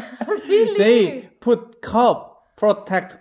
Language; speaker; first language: English; non-native, learner; Korean